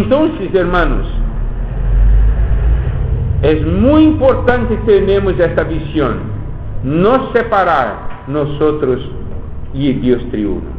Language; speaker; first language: Spanish; non-native, fluent; Portuguese